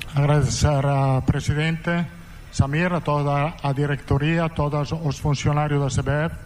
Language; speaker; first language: Portuguese; non-native, fluent; Italian